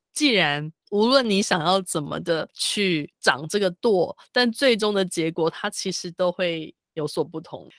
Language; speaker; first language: Chinese; native; Chinese